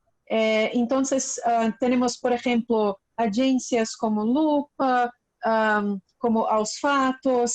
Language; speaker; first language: Spanish; non-native, fluent; Portuguese